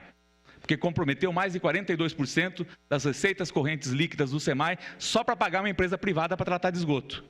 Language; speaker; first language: Portuguese; native; Portuguese